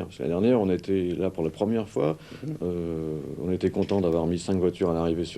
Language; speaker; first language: French; native; French